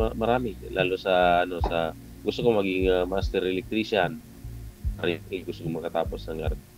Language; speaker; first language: Filipino; native; Filipino